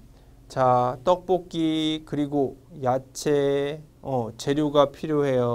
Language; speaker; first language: Korean; non-native, fluent; Vietnamese